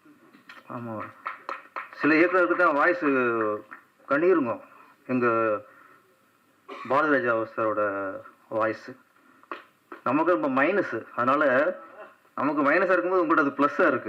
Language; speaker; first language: Tamil; native; Tamil